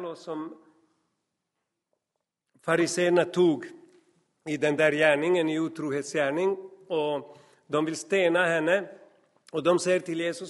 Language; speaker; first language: Swedish; non-native, fluent; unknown